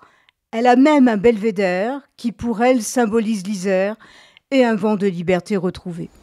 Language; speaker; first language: French; native; French